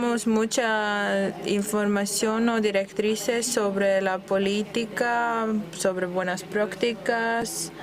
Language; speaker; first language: Spanish; non-native, fluent; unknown